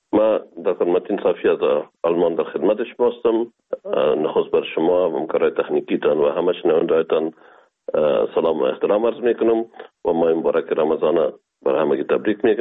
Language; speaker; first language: Persian; native; Persian